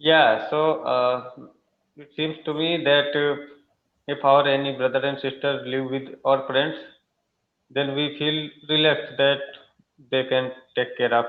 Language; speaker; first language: English; non-native, learner; Hindi